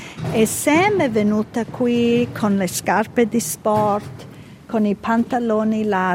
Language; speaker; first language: Italian; early bilingual, heritage; Italian